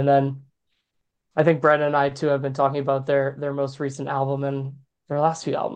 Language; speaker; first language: English; native; English